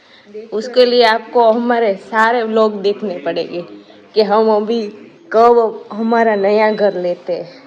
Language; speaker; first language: Hindi; non-native, local second language; Gujarati